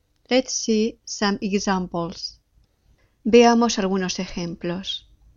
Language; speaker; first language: Spanish; native; Spanish